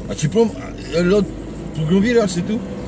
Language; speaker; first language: French; non-native, learner; Polish